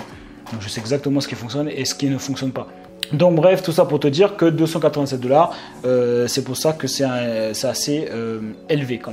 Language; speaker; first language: French; native; French